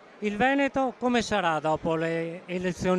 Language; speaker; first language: Italian; native; Italian